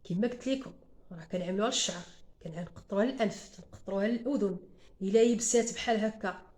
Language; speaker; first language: Arabic; native; Arabic